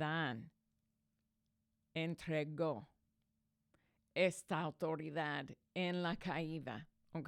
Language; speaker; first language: Spanish; non-native, fluent; English